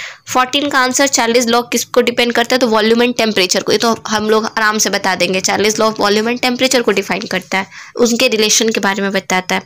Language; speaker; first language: Hindi; native; Hindi